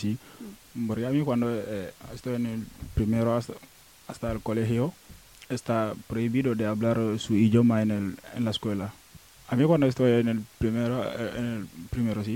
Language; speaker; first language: Spanish; non-native, learner; Wolof